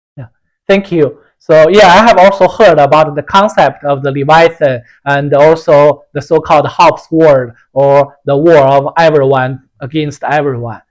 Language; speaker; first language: English; non-native, fluent; Chinese